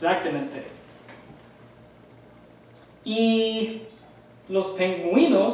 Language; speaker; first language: Spanish; non-native, fluent; English